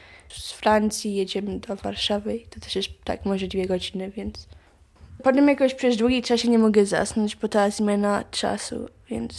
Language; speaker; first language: Polish; early bilingual, heritage; Polish